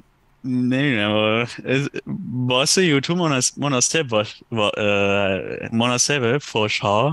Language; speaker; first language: Persian; non-native, fluent; German